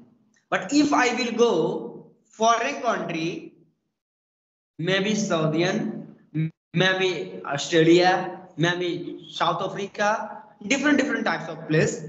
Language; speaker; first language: English; non-native, learner; Hindi